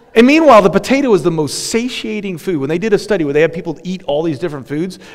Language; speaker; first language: English; native; English